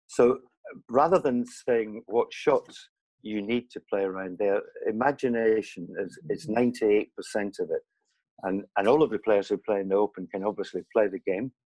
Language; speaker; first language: English; native; English